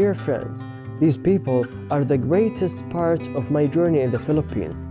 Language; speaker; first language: English; non-native, fluent; Arabic